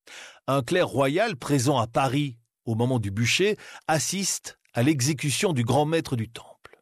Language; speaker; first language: French; native; French